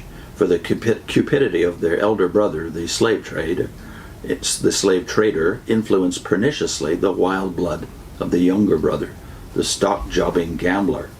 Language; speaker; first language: English; native; English